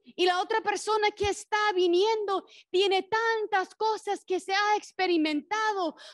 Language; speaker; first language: Spanish; non-native, fluent; English